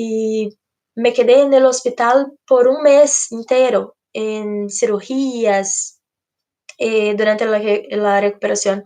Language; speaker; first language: Spanish; non-native, fluent; Portuguese